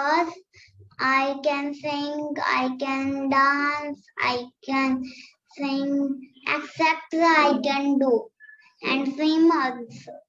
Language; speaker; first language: English; non-native, learner; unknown